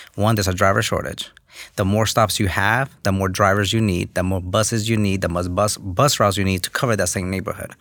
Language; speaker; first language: English; early bilingual, other home language; Spanish